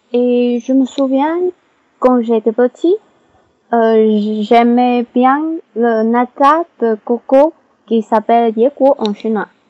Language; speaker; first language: French; non-native, learner; Chinese